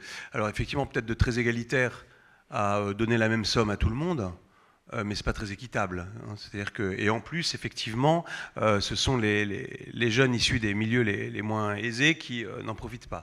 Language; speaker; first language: French; native; French